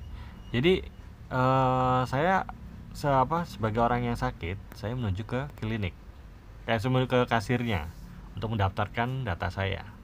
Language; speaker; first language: Indonesian; native; Indonesian